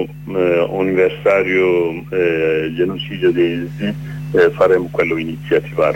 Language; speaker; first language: Italian; non-native, learner; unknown